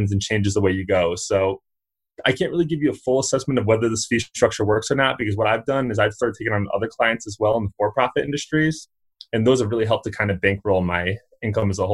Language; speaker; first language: English; native; English